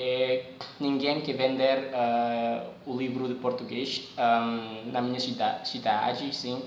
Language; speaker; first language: Portuguese; non-native, learner; Indonesian